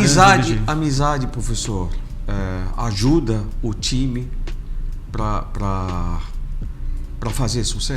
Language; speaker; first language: Portuguese; non-native, fluent; Arabic